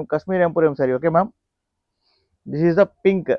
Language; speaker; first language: English; non-native, local second language; Telugu